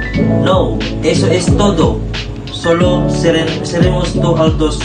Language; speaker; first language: Spanish; non-native, learner; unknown